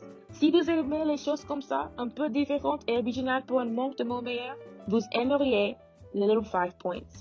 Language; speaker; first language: French; non-native, learner; English